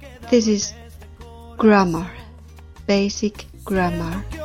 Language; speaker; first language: English; non-native, fluent; Spanish